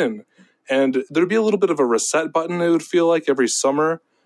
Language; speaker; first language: English; native; English